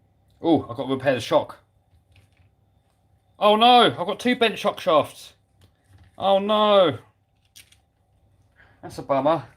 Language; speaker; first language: English; native; English